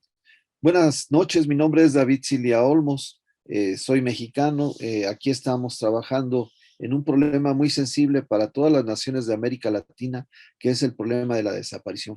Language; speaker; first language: Spanish; native; Spanish